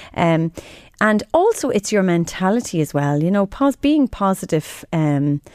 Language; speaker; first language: English; native; English